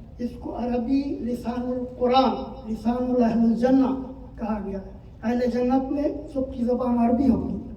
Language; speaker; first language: Urdu; native; Urdu